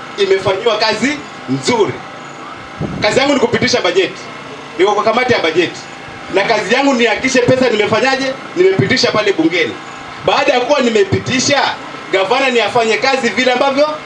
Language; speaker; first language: Swahili; native; Swahili